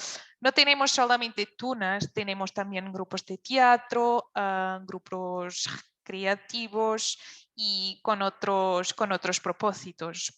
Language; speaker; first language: Spanish; non-native, fluent; Portuguese